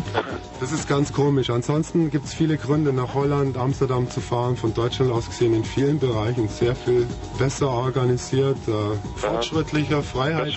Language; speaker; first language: German; native; German